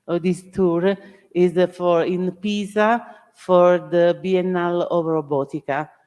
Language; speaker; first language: English; non-native, learner; Italian